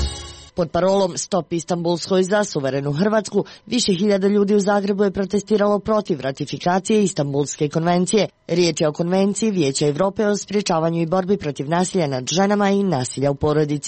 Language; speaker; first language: Croatian; native; Croatian